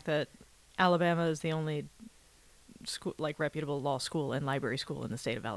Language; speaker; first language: English; native; English